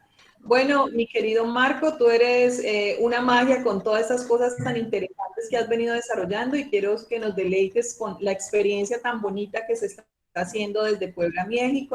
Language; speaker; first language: Spanish; native; Spanish